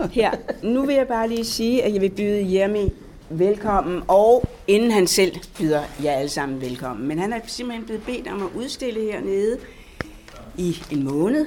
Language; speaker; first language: Danish; native; Danish